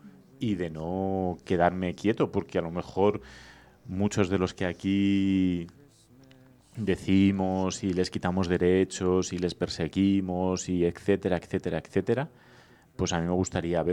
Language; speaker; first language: Spanish; native; Spanish